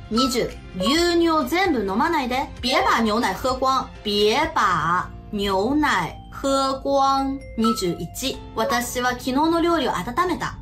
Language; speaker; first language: Japanese; non-native, fluent; Chinese